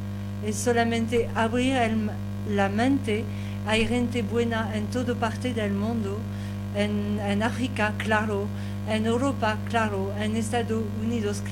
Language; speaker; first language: Spanish; non-native, learner; French